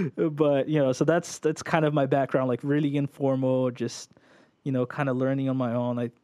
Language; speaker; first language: English; early bilingual, other home language; Portuguese